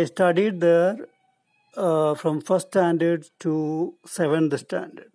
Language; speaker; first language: English; non-native, local second language; Malayalam